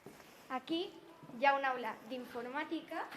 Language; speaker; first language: Catalan; non-native, learner; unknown